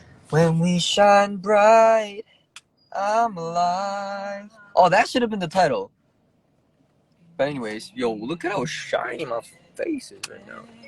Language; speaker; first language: English; early bilingual, other home language; Korean